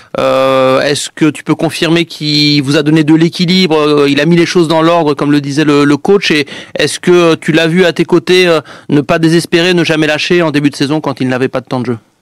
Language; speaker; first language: French; native; French